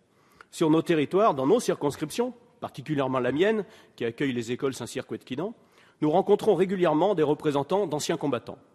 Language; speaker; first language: French; native; French